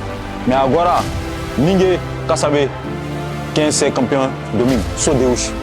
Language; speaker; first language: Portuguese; non-native, learner; French